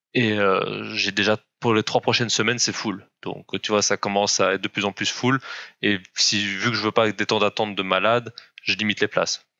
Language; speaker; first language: French; native; French